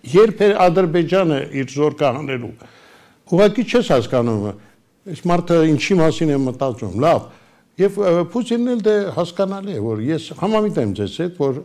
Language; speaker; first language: Armenian; native; Armenian